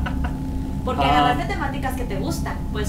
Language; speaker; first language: Spanish; native; Spanish